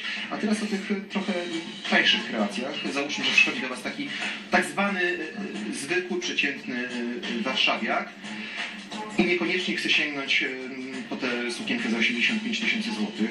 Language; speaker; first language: Polish; native; Polish